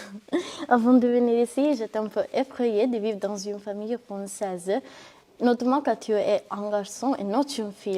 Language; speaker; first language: French; non-native, learner; Italian